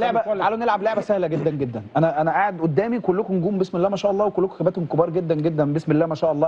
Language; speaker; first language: Arabic; native; Arabic